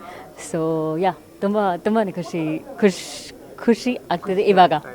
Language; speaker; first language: Kannada; non-native, learner; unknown